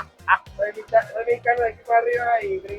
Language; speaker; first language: Spanish; early bilingual, other home language; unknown